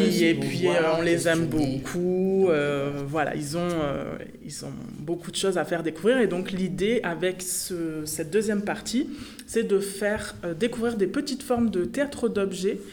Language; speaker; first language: French; native; French